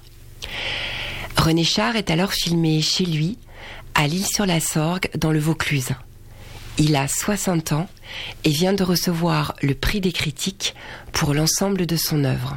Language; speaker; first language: French; native; French